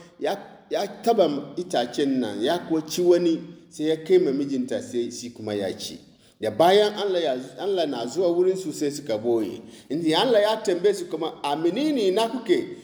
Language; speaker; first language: Hausa; non-native, local second language; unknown